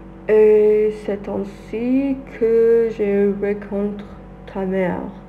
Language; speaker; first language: French; non-native, learner; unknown